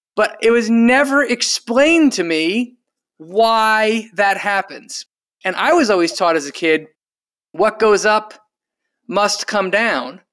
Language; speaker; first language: English; native; English